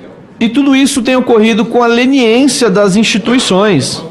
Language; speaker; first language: Portuguese; native; Portuguese